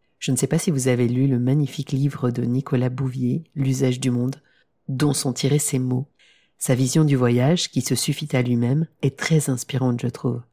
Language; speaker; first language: French; native; French